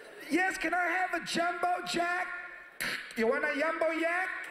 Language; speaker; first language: English; early bilingual, other home language; Spanish